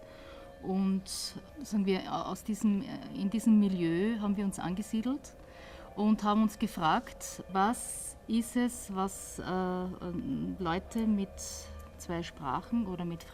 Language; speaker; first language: German; native; German